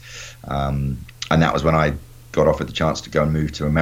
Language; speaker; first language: English; native; English